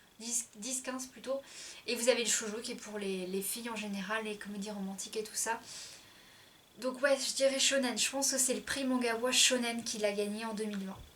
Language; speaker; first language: French; native; French